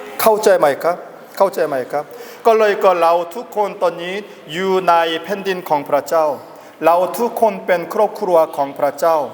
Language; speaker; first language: Thai; non-native, learner; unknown